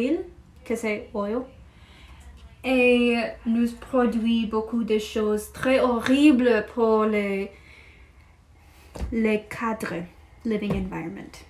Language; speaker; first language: French; non-native, learner; English